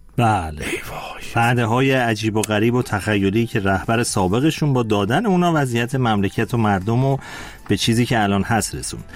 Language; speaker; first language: Persian; native; Persian